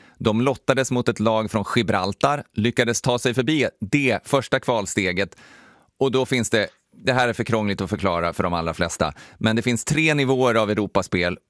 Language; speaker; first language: Swedish; native; Swedish